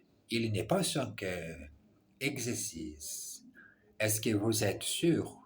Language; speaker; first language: French; non-native, learner; English